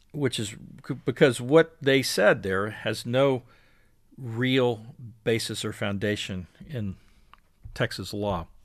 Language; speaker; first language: English; native; English